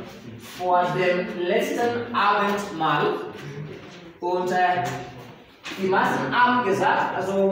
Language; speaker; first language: German; non-native, fluent; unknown